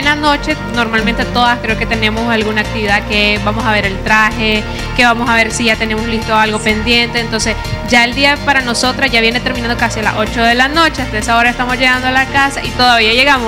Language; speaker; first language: Spanish; native; Spanish